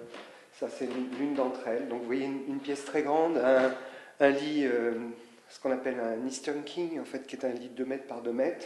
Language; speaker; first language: French; native; French